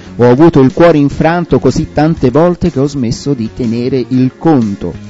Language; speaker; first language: Italian; native; Italian